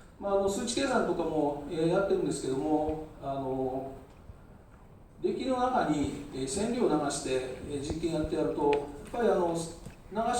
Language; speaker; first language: Japanese; native; Japanese